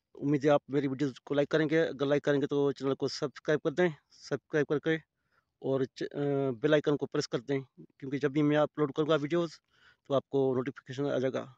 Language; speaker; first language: Urdu; non-native, local second language; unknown